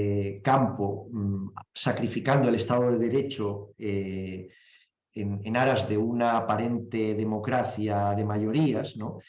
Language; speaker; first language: Spanish; native; Spanish